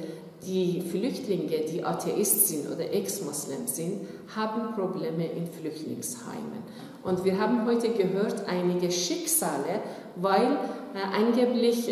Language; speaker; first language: German; non-native, fluent; Persian